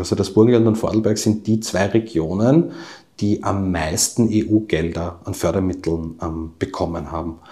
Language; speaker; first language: German; native; German